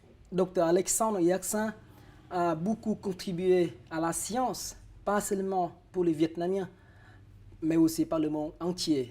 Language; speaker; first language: French; non-native, fluent; Vietnamese